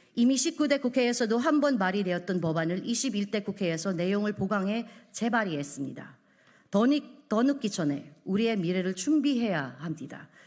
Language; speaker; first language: Korean; non-native, fluent; Filipino